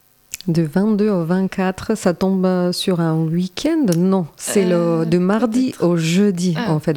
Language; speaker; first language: French; native; French